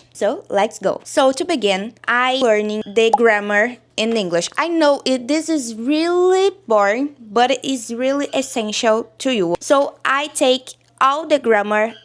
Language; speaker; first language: English; non-native, learner; Portuguese